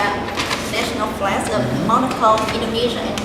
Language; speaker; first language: English; non-native, fluent; Vietnamese